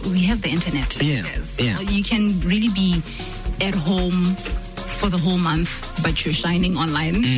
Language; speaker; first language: English; non-native, local second language; Tswana